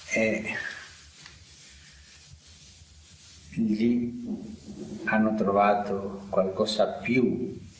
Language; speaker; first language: Italian; non-native, fluent; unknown